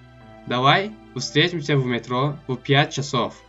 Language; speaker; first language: Russian; non-native, local second language; Tajik